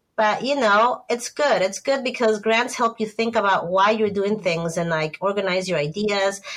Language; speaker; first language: English; non-native, fluent; Spanish